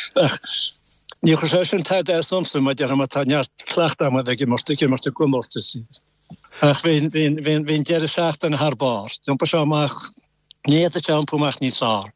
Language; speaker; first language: Irish; native; Irish